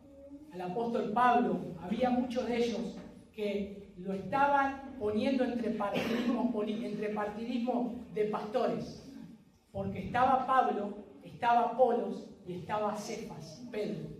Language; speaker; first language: Spanish; native; Spanish